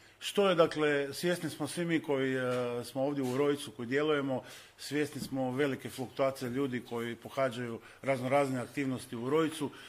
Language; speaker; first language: Croatian; native; Croatian